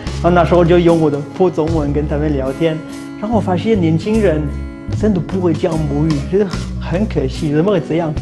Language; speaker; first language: Chinese; non-native, fluent; French